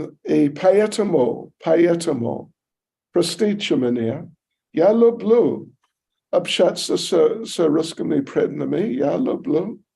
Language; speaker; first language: Russian; non-native, learner; English